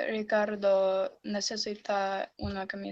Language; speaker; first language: Spanish; non-native, learner; English